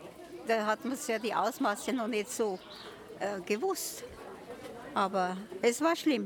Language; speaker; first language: German; native; German